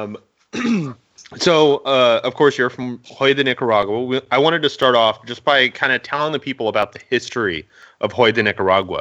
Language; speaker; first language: English; native; English